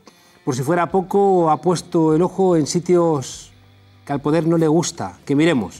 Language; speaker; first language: Spanish; native; Spanish